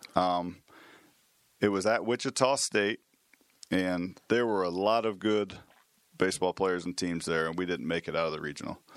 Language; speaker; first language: English; native; English